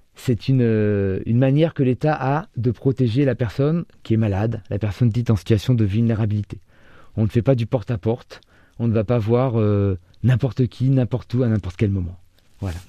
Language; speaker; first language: French; native; French